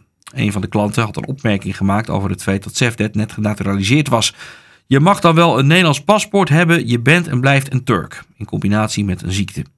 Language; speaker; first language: Dutch; native; Dutch